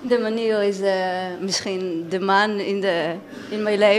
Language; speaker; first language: Dutch; non-native, fluent; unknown